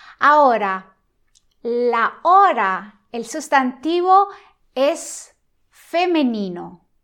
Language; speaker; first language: Spanish; non-native, fluent; Italian